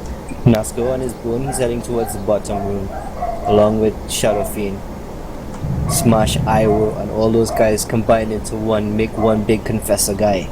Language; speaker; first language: English; native; English